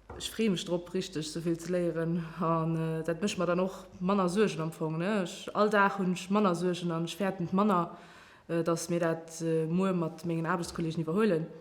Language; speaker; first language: Luxembourgish; early bilingual, other home language; Portuguese